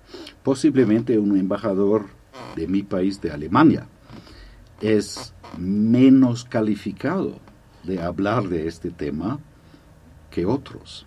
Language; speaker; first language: Spanish; non-native, fluent; German